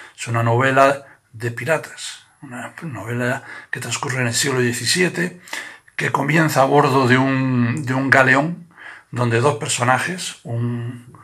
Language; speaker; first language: Spanish; native; Spanish